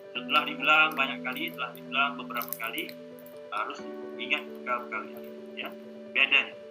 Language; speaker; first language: Malay; native; Malay